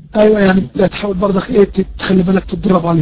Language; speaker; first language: Arabic; native; Arabic